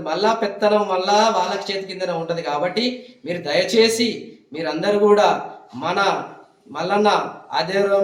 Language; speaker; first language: Telugu; native; Telugu